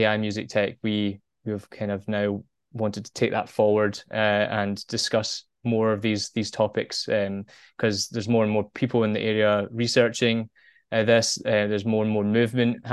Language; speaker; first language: English; native; English